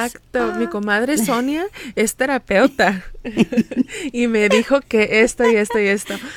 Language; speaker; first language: Spanish; early bilingual, heritage; Spanish